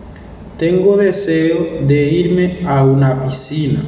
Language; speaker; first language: Spanish; non-native, learner; Haitian Creole